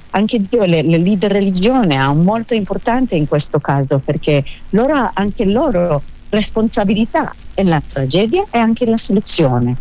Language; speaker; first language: Italian; non-native, learner; Hebrew